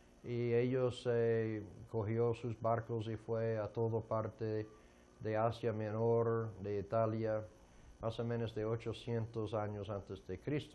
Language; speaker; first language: Spanish; non-native, fluent; English